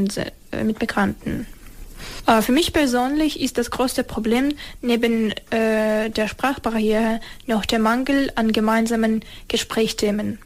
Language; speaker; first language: German; non-native, learner; Ukrainian